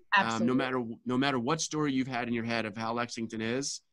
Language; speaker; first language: English; native; English